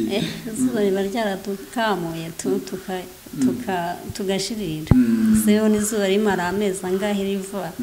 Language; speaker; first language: Kinyarwanda; native; Kinyarwanda